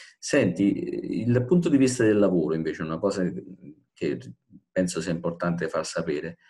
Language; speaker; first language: Italian; native; Italian